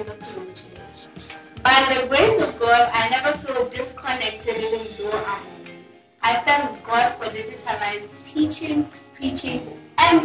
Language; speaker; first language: English; non-native, local second language; Tswana